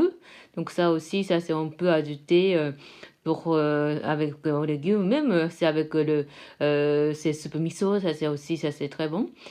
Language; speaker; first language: French; non-native, fluent; Japanese